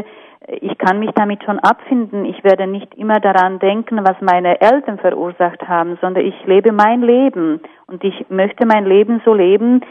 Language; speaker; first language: German; non-native, fluent; Slovak